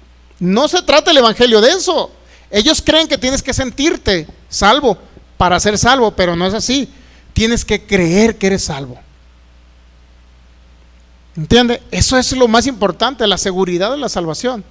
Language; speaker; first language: Spanish; native; Spanish